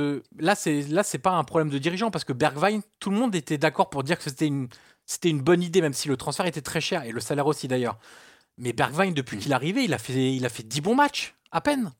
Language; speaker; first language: French; native; French